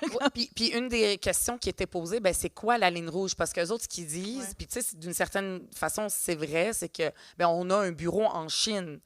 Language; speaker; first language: French; early bilingual, other home language; Arabic